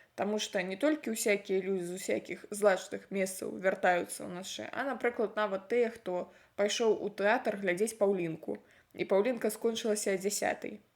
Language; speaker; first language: Belarusian; non-native, local second language; Russian